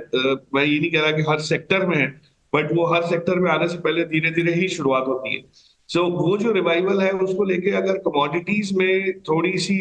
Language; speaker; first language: Hindi; native; Hindi